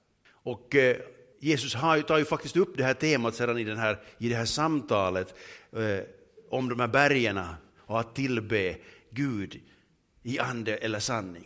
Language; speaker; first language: Swedish; native; Swedish